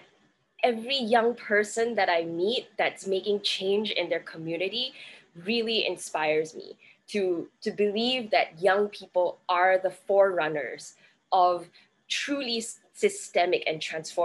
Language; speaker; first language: English; native; English